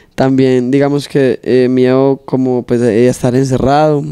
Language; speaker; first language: Spanish; native; Spanish